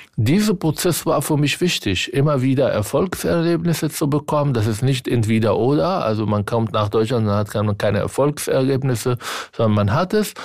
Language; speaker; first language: German; non-native, fluent; Arabic